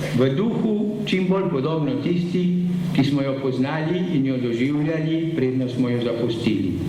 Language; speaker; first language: Slovenian; early bilingual, heritage; Slovenian